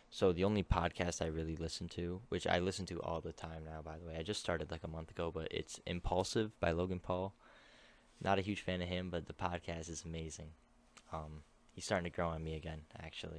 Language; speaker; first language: English; native; English